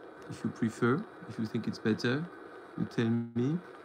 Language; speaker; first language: English; non-native, fluent; French